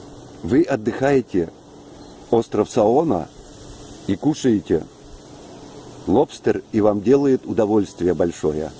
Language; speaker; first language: Russian; non-native, learner; Spanish